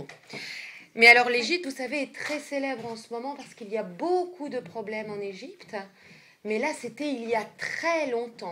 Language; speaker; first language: French; native; French